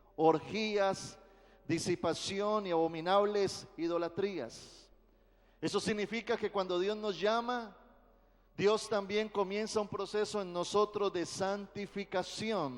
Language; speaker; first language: Spanish; native; Spanish